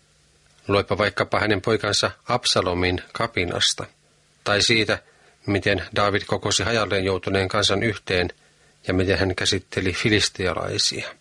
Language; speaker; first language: Finnish; native; Finnish